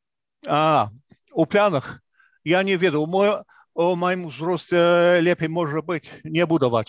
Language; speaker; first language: Belarusian; non-native, fluent; English